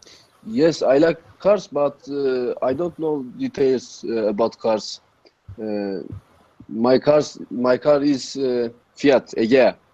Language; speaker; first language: English; non-native, learner; Turkish